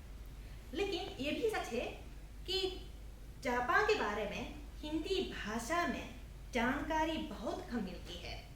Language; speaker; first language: Hindi; non-native, fluent; Japanese